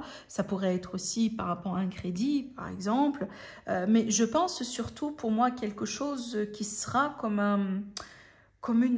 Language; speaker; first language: French; native; French